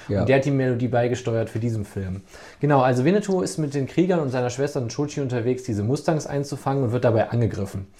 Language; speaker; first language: German; native; German